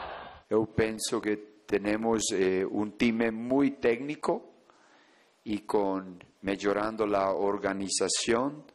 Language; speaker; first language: Portuguese; non-native, learner; Spanish